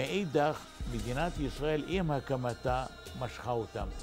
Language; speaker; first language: Hebrew; non-native, fluent; Arabic